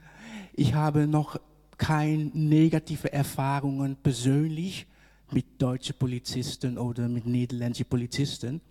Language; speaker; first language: German; non-native, fluent; Dutch